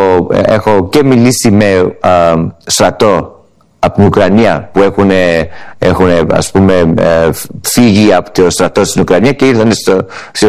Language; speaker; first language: Greek; early bilingual, heritage; English